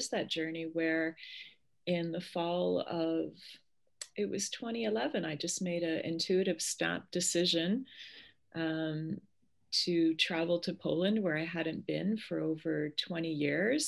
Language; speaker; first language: English; early bilingual, other home language; Polish